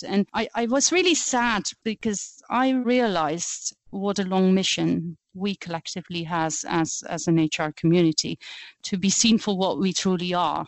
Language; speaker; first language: English; non-native, fluent; Dutch